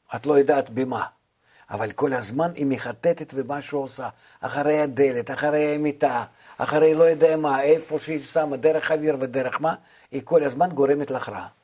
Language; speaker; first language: Hebrew; non-native, fluent; Russian